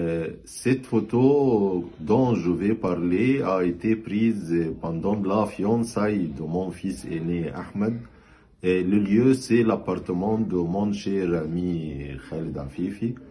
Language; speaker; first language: French; non-native, fluent; Arabic